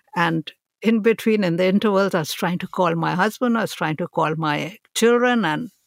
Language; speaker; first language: English; non-native, local second language; Hindi